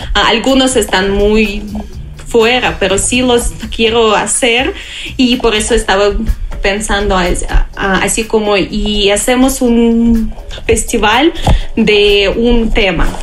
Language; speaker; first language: Spanish; non-native, learner; Russian